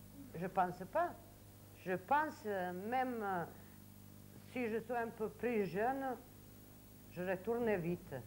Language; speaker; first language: French; non-native, learner; Serbian